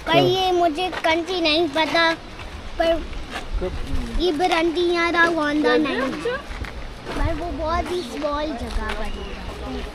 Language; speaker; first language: Hindi; early bilingual, heritage; Urdu